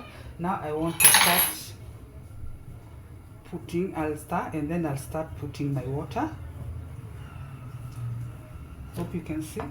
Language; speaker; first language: English; non-native, local second language; Swahili